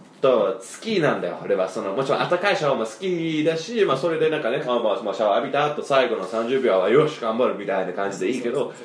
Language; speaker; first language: Japanese; non-native, fluent; English